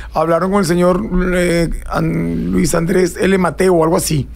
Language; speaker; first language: Spanish; native; Spanish